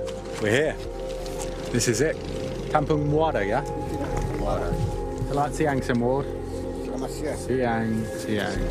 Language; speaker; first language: Indonesian; non-native, learner; English